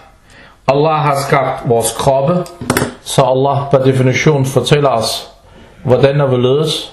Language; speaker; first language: Danish; non-native, fluent; Arabic